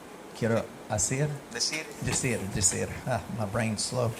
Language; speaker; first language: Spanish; non-native, learner; English